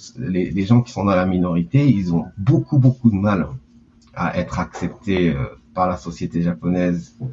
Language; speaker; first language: French; early bilingual, heritage; French